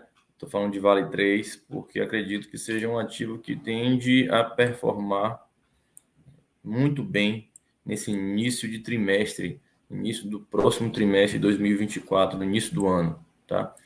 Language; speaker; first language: Portuguese; native; Portuguese